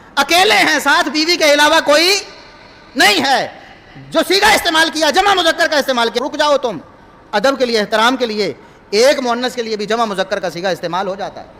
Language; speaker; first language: Urdu; non-native, local second language; Punjabi